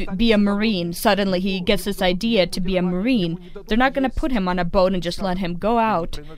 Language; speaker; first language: English; non-native, fluent; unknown